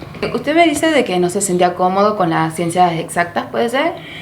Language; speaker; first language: Spanish; native; Spanish